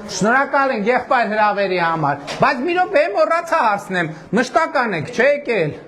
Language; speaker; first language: Armenian; native; Armenian